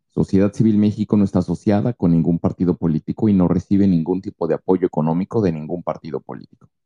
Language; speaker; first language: Spanish; native; Spanish